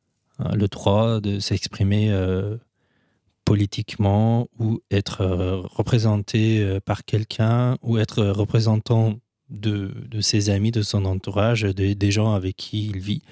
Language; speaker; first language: French; non-native, fluent; Persian